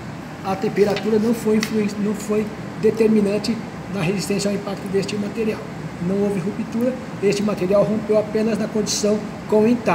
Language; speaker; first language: Portuguese; native; Portuguese